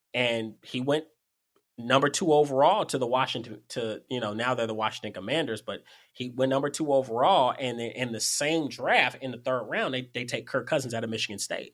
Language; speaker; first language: English; native; English